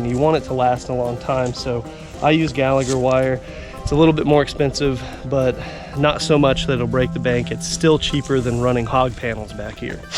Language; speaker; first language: English; native; English